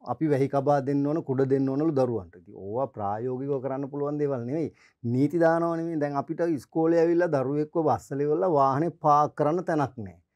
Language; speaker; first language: Sinhala; native; Sinhala